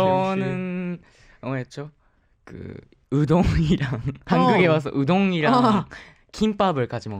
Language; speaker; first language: Korean; non-native, fluent; Japanese